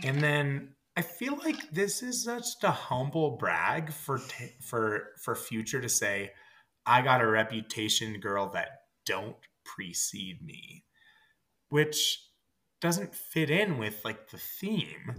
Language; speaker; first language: English; native; English